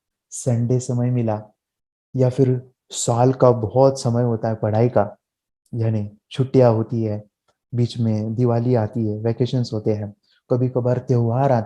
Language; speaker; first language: Hindi; native; Hindi